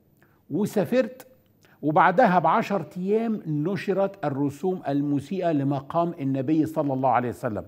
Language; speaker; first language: Arabic; native; Arabic